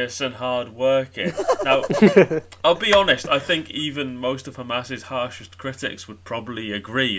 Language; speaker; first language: English; native; English